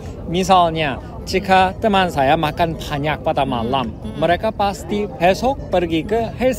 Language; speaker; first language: Indonesian; non-native, fluent; Korean